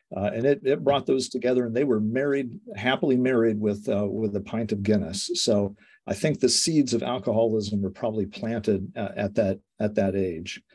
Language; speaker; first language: English; native; English